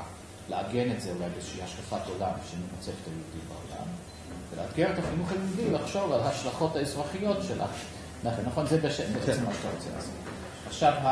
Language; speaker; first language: Hebrew; native; Hebrew